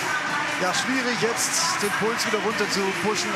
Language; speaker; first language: German; native; German